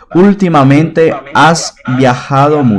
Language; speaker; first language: Spanish; non-native, fluent; Portuguese